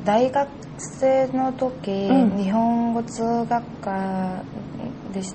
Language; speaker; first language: Japanese; non-native, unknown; Korean